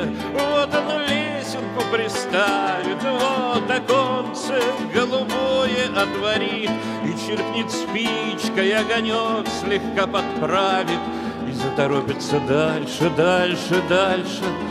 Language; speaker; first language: Russian; native; Russian